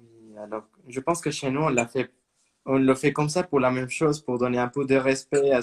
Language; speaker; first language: French; non-native, fluent; Spanish